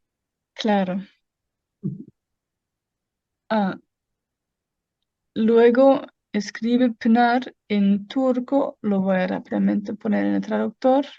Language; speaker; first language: Spanish; non-native, fluent; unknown